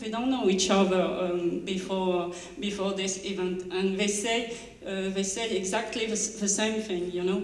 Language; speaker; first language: English; non-native, learner; French